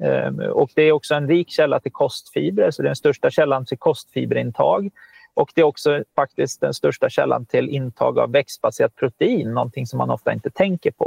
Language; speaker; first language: Swedish; native; Swedish